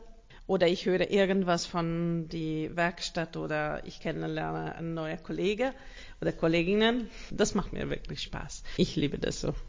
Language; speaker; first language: German; non-native, learner; Hungarian